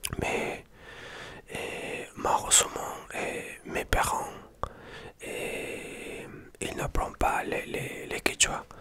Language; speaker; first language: French; non-native, learner; Spanish